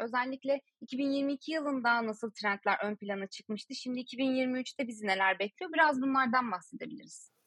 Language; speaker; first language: Turkish; native; Turkish